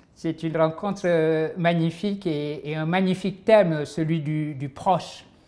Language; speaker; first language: French; non-native, local second language; Wolof